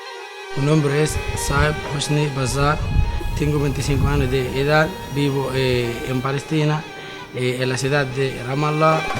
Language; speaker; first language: Spanish; non-native, fluent; Arabic